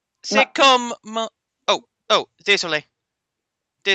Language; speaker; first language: French; non-native, learner; English